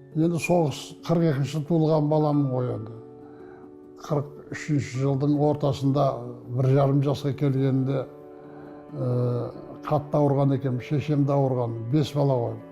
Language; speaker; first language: Kazakh; native; Kazakh